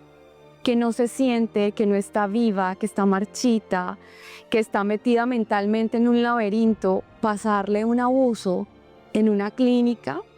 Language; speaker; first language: Spanish; native; Spanish